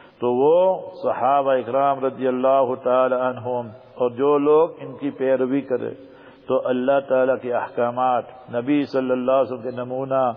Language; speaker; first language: Urdu; early bilingual, heritage; Urdu